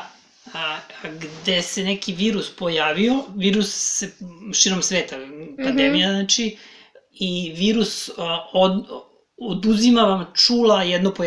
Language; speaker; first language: Serbian; native; Serbian